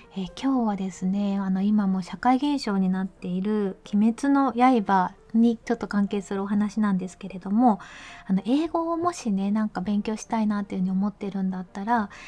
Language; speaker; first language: Japanese; native; Japanese